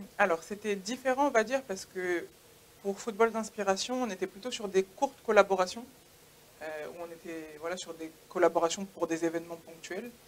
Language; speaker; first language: French; native; French